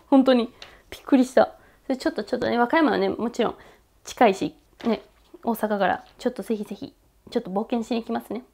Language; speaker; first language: Japanese; non-native, fluent; Spanish